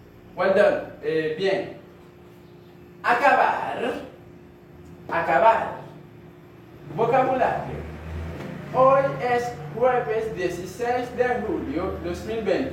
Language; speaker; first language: Spanish; non-native, fluent; Haitian Creole